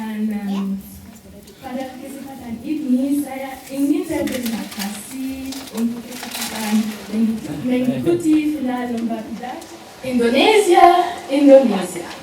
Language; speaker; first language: Indonesian; non-native, learner; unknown